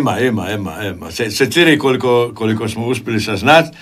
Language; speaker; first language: Croatian; native; Croatian